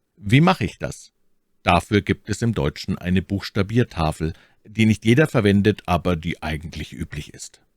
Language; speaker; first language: German; native; German